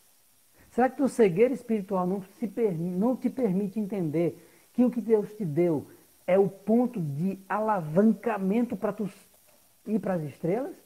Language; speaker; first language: Portuguese; native; Portuguese